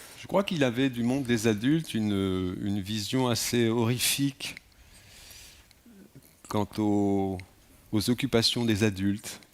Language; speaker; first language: French; native; French